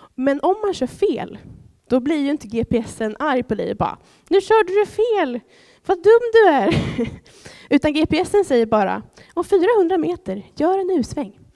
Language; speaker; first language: Swedish; native; Swedish